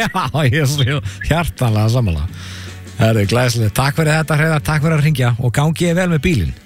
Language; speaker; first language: Icelandic; native; Icelandic